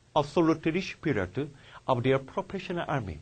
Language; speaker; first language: English; non-native, fluent; Korean